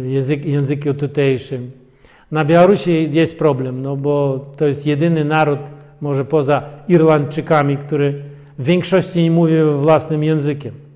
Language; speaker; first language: Polish; non-native, fluent; Russian